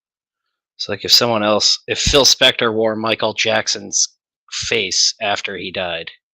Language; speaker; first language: English; native; English